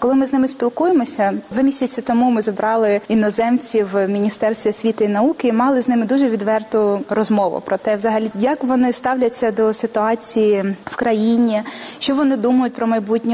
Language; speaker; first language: Ukrainian; native; Ukrainian